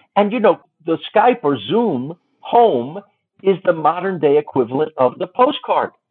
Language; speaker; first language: English; native; English